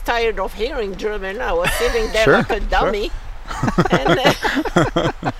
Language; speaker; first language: English; non-native, fluent; French